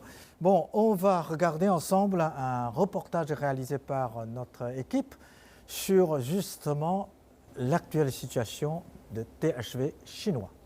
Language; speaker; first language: French; non-native, fluent; Chinese